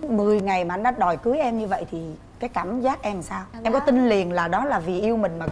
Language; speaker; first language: Vietnamese; native; Vietnamese